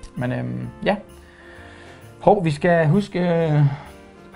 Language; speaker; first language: Danish; native; Danish